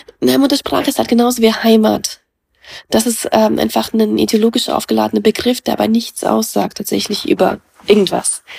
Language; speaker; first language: German; early bilingual, other home language; Russian